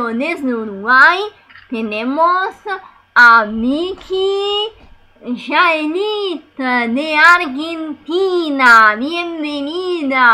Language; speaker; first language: Spanish; non-native, learner; Italian